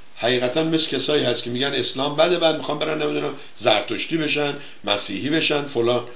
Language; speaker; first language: Persian; native; Persian